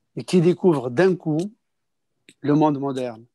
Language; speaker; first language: French; non-native, local second language; Kabyle